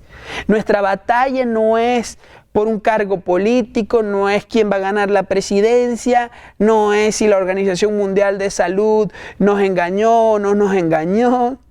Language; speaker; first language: Spanish; native; Spanish